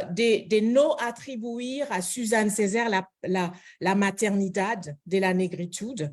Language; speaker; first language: Spanish; non-native, fluent; French